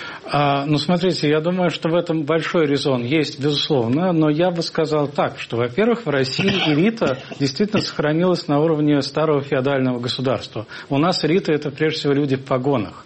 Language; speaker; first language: Russian; native; Russian